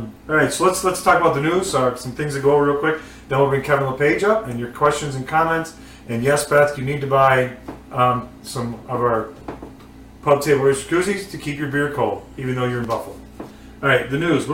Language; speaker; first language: English; native; English